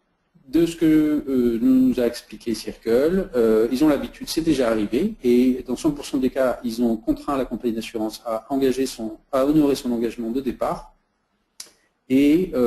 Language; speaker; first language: French; native; French